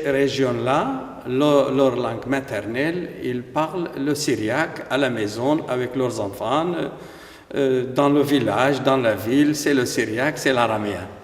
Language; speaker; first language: French; non-native, fluent; Aramaic